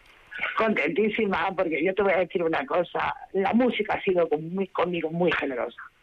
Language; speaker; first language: Spanish; native; Spanish